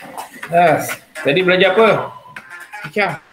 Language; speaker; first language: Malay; non-native, local second language; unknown